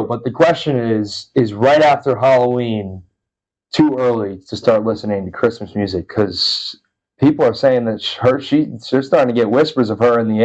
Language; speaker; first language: English; native; English